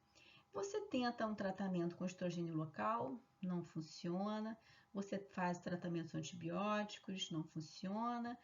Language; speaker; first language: Portuguese; native; Portuguese